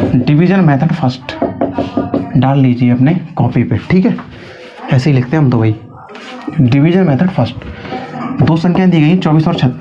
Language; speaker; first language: Hindi; native; Hindi